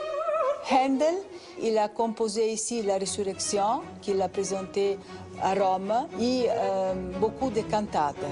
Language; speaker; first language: French; non-native, fluent; Italian